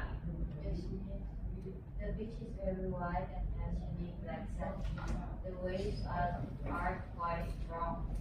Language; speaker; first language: English; non-native, learner; Indonesian